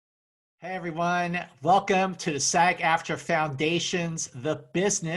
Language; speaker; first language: English; native; English